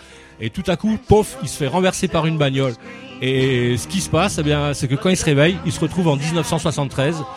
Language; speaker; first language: French; native; French